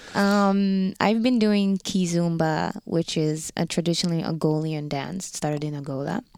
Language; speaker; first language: English; non-native, fluent; Dutch